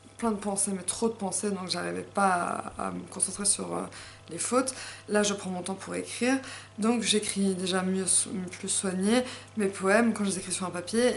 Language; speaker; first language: French; native; French